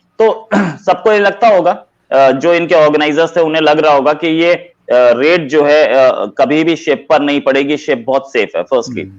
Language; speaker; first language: Hindi; native; Hindi